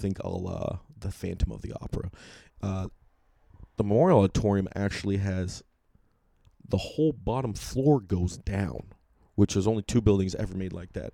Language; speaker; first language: English; native; English